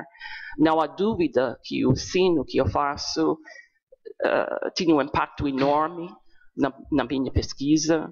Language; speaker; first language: Portuguese; non-native, fluent; English